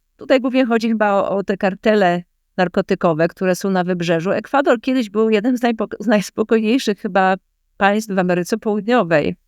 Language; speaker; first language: Polish; native; Polish